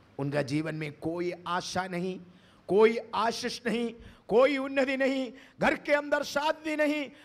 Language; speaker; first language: Hindi; non-native, local second language; Malayalam